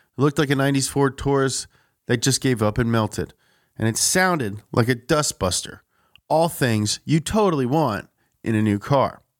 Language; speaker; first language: English; native; English